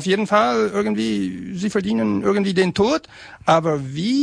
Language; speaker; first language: German; non-native, fluent; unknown